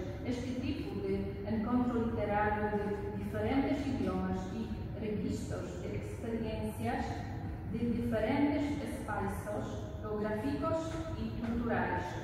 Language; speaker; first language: Portuguese; non-native, learner; Polish